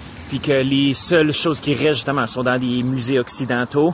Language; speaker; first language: French; native; French